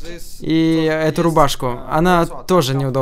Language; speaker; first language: Russian; native; Russian